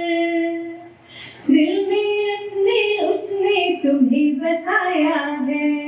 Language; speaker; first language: Hindi; native; Hindi